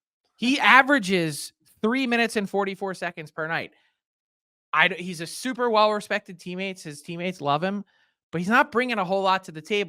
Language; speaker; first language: English; native; English